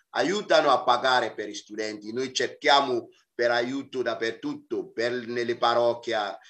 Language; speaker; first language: Italian; non-native, fluent; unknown